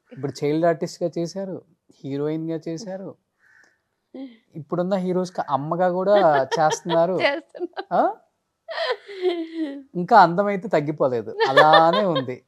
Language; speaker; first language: Telugu; native; Telugu